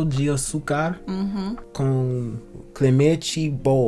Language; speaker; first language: Portuguese; non-native, learner; English